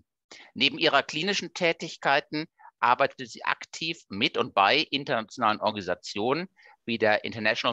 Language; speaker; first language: German; native; German